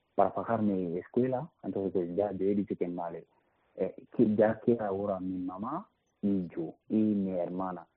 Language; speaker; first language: Spanish; non-native, learner; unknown